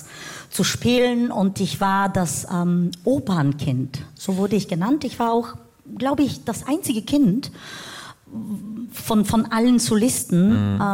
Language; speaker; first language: German; non-native, fluent; Bulgarian